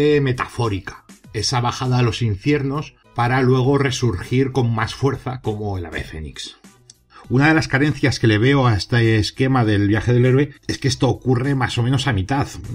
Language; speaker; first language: Spanish; native; Spanish